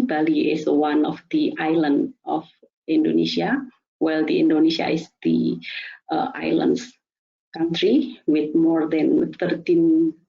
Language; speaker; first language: English; non-native, fluent; Indonesian